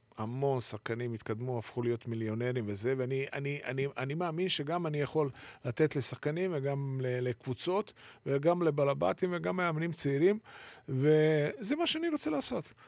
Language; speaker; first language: Hebrew; non-native, local second language; Arabic